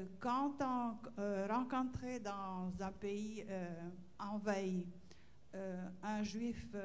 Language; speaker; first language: French; non-native, fluent; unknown